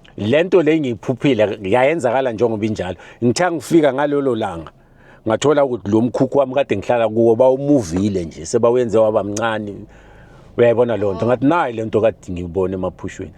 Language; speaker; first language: Zulu; native; Zulu